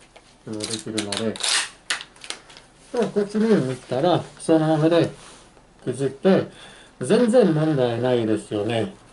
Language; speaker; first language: Japanese; non-native, fluent; English